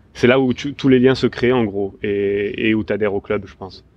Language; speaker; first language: French; native; French